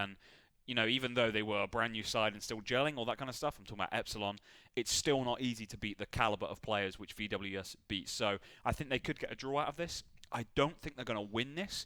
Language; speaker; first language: English; native; English